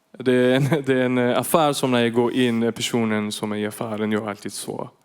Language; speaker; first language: Swedish; non-native, fluent; Persian